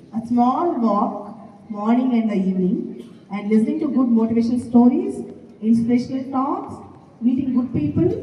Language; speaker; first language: English; non-native, local second language; Telugu